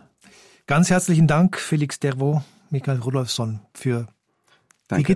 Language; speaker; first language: German; native; German